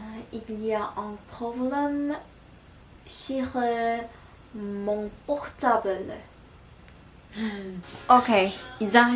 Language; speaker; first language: French; non-native, learner; Korean